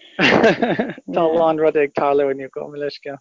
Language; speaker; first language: Irish; non-native, learner; English